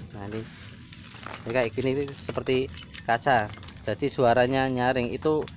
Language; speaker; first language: Indonesian; non-native, local second language; Javanese